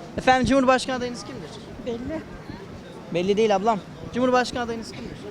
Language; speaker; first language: Turkish; native; Turkish